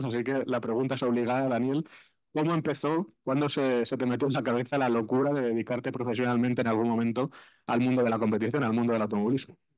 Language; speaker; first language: Spanish; native; Spanish